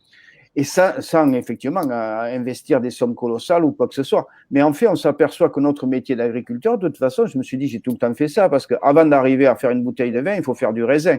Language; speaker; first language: French; native; French